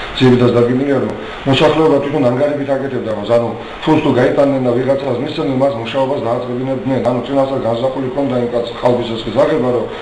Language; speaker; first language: Georgian; native; Georgian